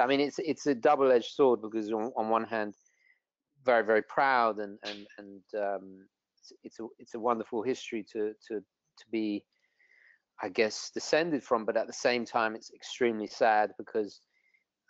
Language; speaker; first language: English; non-native, local second language; Italian